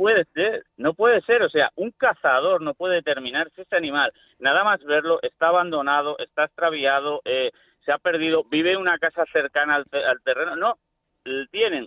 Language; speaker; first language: Spanish; native; Spanish